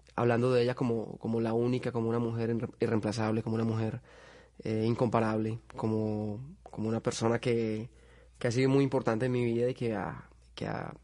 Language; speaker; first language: Spanish; native; Spanish